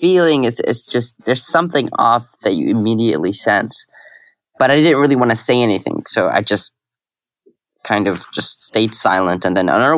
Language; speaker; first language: English; early bilingual, other home language; Arabic